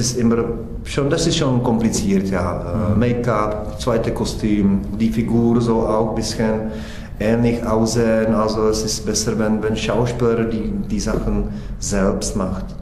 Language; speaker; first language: German; non-native, fluent; Czech